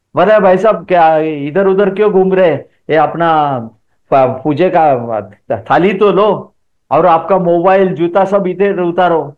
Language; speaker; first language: Hindi; non-native, local second language; Marathi